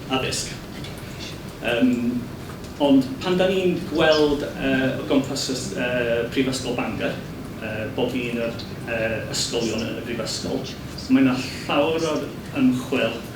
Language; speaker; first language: Welsh; non-native, learner; English